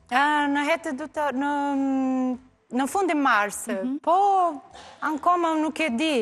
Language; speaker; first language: Albanian; non-native, learner; Portuguese